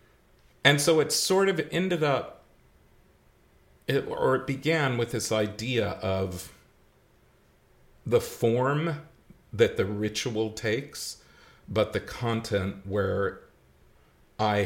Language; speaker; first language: English; native; English